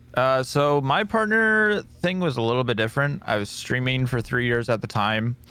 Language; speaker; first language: English; native; English